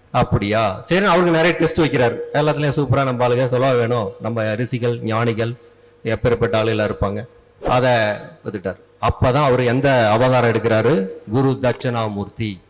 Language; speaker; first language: Tamil; native; Tamil